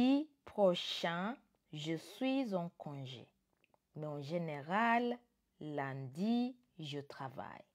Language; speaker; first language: French; non-native, fluent; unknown